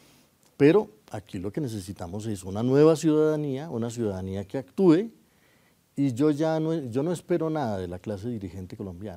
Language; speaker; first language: Spanish; native; Spanish